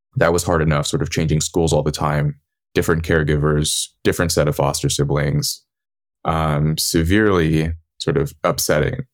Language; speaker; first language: English; native; English